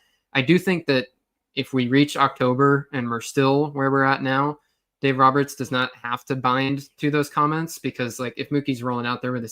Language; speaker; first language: English; native; English